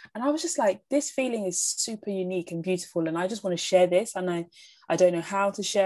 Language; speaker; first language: English; native; English